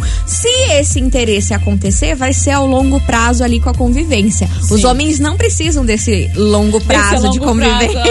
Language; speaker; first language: Portuguese; native; Portuguese